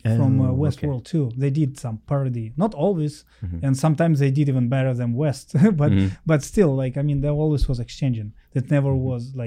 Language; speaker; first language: English; non-native, learner; Russian